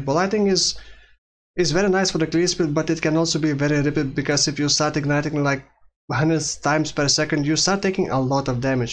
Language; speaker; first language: English; non-native, fluent; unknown